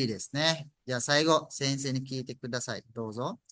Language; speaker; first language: Japanese; non-native, fluent; Malay